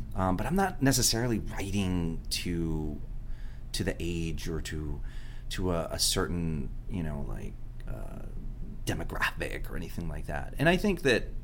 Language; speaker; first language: English; early bilingual, other home language; Spanish